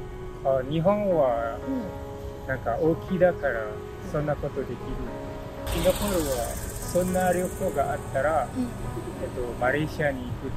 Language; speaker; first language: Japanese; non-native, learner; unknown